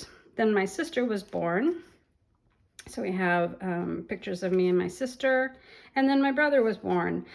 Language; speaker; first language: English; native; English